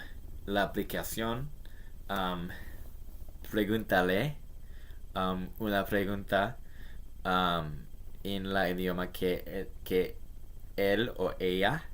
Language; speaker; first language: Spanish; non-native, learner; English